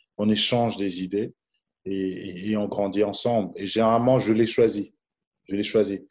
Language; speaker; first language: French; non-native, local second language; Lingala